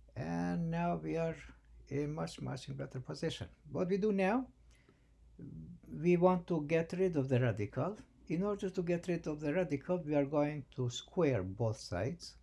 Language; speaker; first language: English; non-native, fluent; Albanian